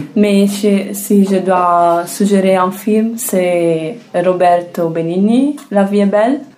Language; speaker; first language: French; non-native, fluent; Italian